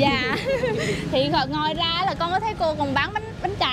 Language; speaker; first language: Vietnamese; native; Vietnamese